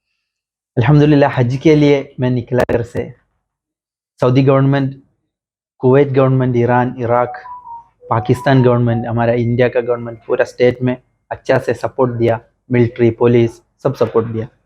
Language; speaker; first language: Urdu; non-native, local second language; Malayalam